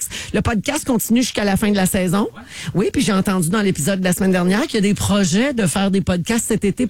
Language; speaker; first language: French; native; French